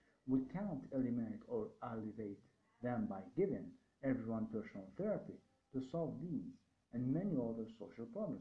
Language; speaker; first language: English; non-native, fluent; Arabic